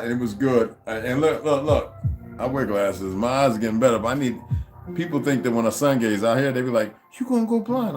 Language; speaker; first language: English; native; English